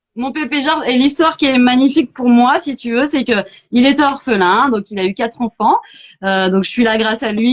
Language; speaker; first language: French; native; French